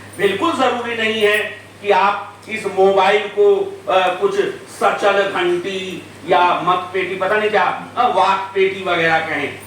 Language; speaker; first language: Hindi; native; Hindi